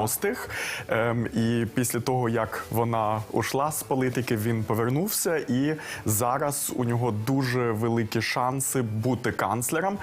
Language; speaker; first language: Ukrainian; non-native, local second language; Russian